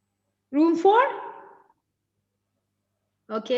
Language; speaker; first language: English; non-native, fluent; Turkish